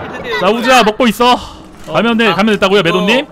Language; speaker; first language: Korean; native; Korean